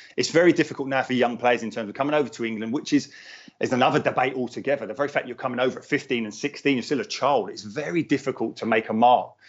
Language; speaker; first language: English; native; English